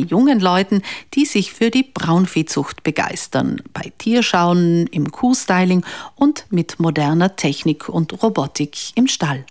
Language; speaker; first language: German; native; German